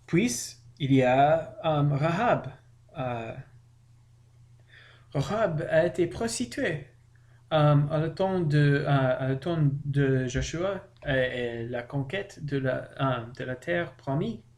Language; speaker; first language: French; non-native, learner; English